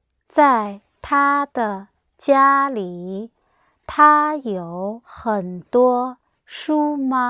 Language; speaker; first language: Chinese; non-native, learner; English